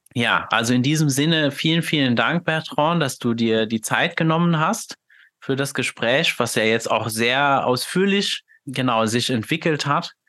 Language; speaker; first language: German; non-native, fluent; Luxembourgish